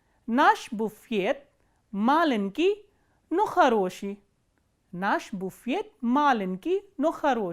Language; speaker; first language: Russian; non-native, fluent; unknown